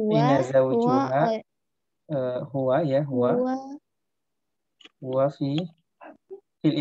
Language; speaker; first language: Arabic; non-native, fluent; Indonesian